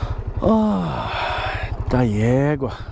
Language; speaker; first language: Portuguese; native; Portuguese